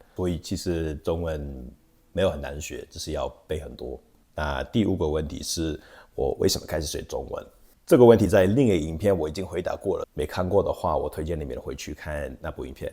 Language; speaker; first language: Chinese; non-native, fluent; English